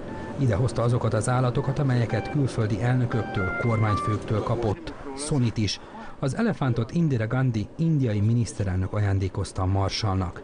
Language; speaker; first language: Hungarian; native; Hungarian